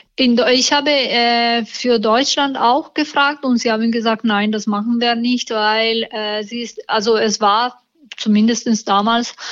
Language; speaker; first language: German; non-native, fluent; Italian